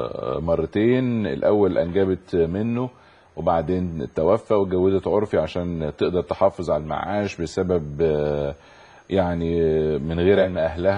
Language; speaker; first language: Arabic; native; Arabic